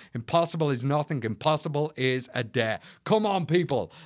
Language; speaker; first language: English; native; English